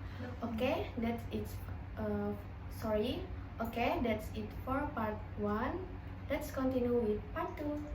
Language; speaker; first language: English; non-native, learner; Indonesian